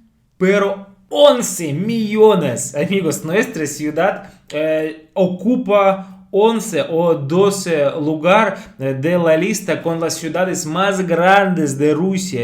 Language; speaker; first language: Spanish; non-native, fluent; Russian